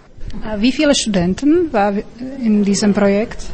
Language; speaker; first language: German; non-native, learner; Slovak